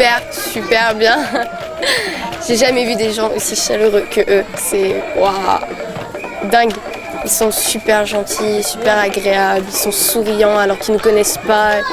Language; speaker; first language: French; native; French